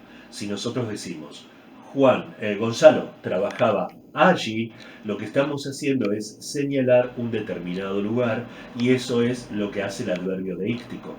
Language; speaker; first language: Spanish; native; Spanish